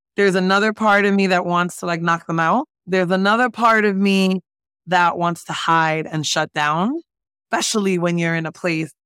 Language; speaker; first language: English; native; English